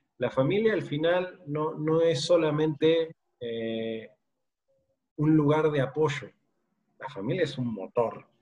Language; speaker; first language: Spanish; native; Spanish